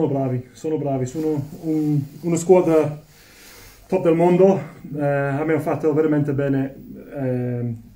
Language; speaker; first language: Italian; non-native, fluent; Spanish